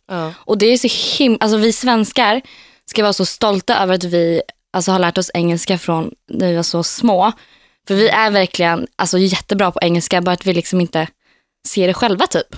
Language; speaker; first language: Swedish; native; Swedish